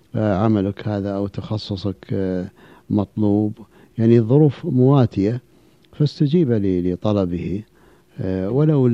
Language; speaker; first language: Arabic; native; Arabic